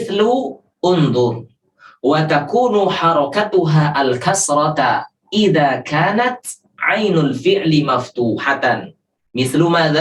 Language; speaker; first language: Arabic; non-native, fluent; Indonesian